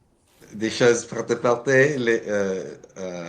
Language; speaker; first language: French; non-native, learner; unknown